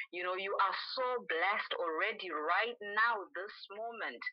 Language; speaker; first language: English; non-native, local second language; Shona